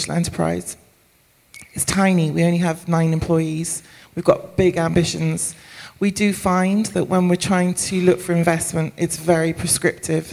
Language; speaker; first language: English; native; English